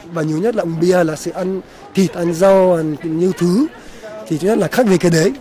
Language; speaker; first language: Vietnamese; non-native, fluent; French